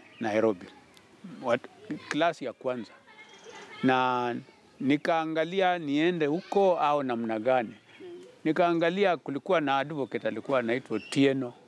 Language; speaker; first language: Swahili; non-native, local second language; Luyia